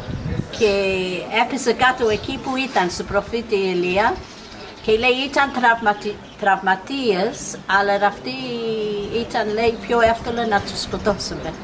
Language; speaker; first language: Greek; non-native, fluent; English